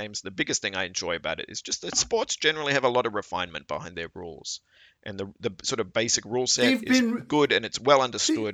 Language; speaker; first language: English; native; English